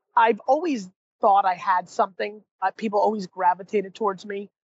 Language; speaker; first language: English; native; English